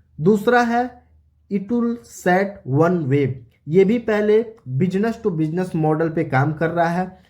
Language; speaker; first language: Hindi; native; Hindi